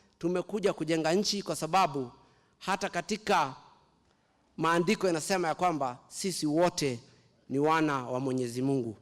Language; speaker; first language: Swahili; non-native, local second language; Kikuyu